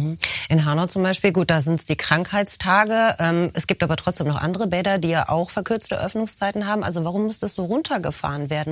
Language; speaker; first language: German; native; German